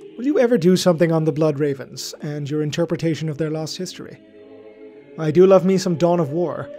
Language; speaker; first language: English; native; English